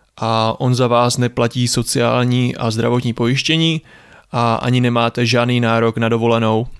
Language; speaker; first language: Czech; native; Czech